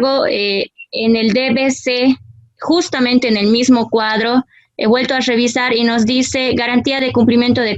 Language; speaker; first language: Spanish; native; Spanish